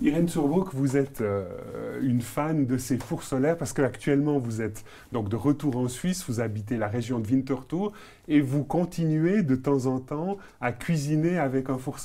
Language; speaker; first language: French; native; French